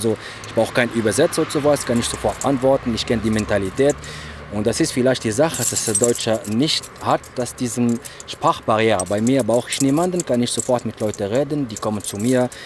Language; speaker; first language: German; non-native, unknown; Arabic